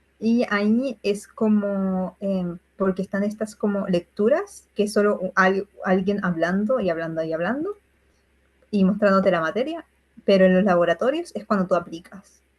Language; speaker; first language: Spanish; native; Spanish